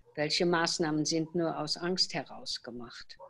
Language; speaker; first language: German; non-native, local second language; Luxembourgish